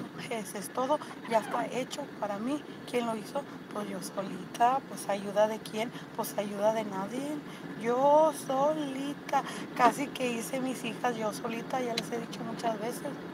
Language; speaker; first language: Spanish; early bilingual, heritage; Spanish